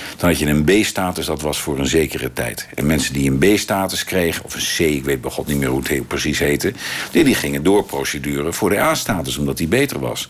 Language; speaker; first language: Dutch; native; Dutch